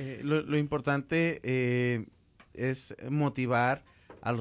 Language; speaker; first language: Spanish; native; Spanish